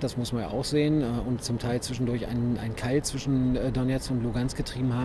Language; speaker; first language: German; native; German